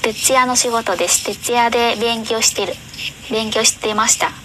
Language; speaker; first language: Japanese; non-native, fluent; Vietnamese